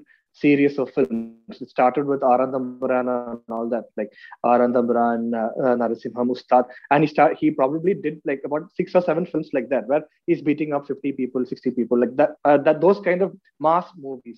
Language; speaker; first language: English; non-native, local second language; Malayalam